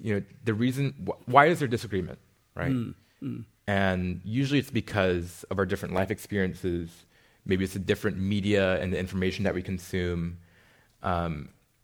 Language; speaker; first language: English; native; English